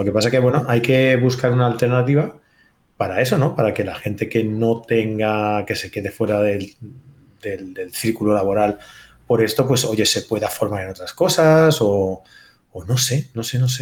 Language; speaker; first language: Spanish; native; Spanish